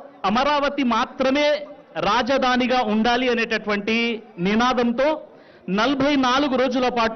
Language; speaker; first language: Telugu; native; Telugu